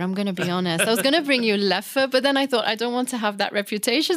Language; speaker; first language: English; early bilingual, other home language; Italian